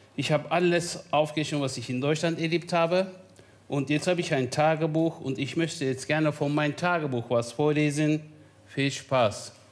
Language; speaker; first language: German; non-native, fluent; Turkish